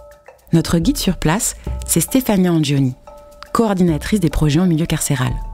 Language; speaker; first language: French; native; French